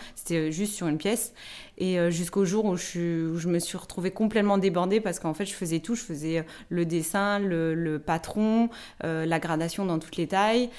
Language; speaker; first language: French; native; French